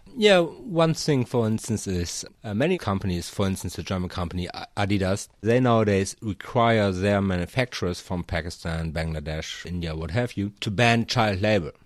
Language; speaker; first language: English; non-native, fluent; German